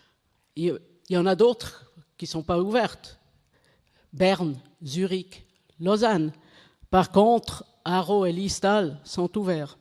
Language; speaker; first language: French; non-native, local second language; German